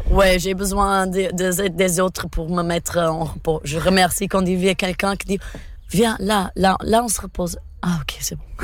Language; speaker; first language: French; non-native, fluent; Portuguese